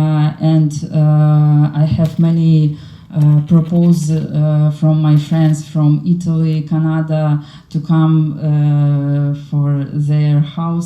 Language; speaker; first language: English; non-native, learner; Ukrainian